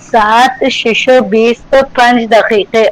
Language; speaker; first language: Persian; non-native, learner; Urdu